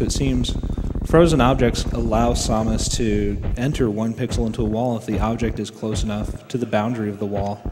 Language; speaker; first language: English; native; English